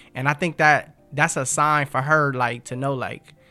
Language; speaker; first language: English; native; English